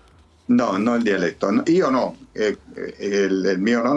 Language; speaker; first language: Italian; early bilingual, heritage; Spanish